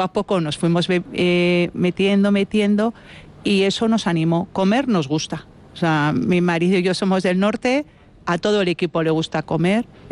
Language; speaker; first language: Spanish; native; Spanish